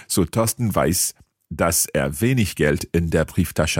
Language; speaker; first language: German; non-native, learner; English